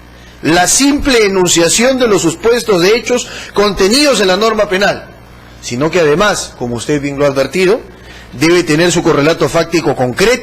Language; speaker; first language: Spanish; native; Spanish